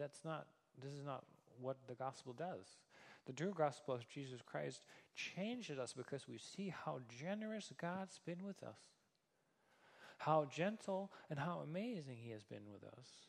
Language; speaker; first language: English; non-native, fluent; Danish